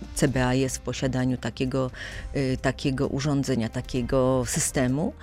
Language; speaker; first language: Polish; native; Polish